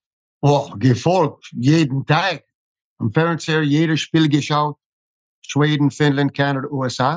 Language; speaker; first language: German; non-native, fluent; English